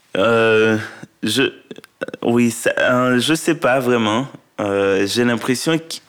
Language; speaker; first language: French; non-native, local second language; Haitian Creole